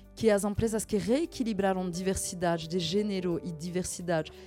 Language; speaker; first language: Portuguese; non-native, fluent; French